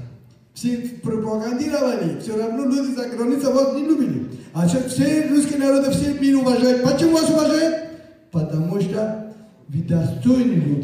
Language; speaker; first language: Russian; non-native, learner; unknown